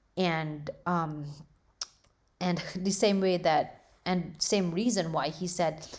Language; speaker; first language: English; non-native, local second language; Filipino